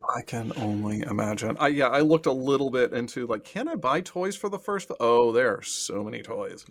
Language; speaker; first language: English; native; English